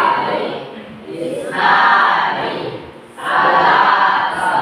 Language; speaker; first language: Arabic; non-native, learner; Indonesian